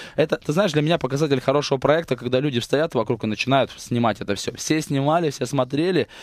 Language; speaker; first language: Russian; native; Russian